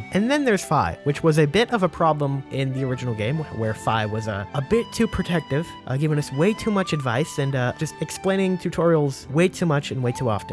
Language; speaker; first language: English; native; English